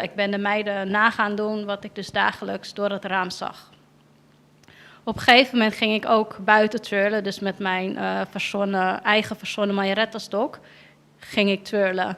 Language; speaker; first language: Dutch; native; Dutch